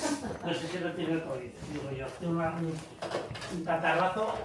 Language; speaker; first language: Spanish; native; Spanish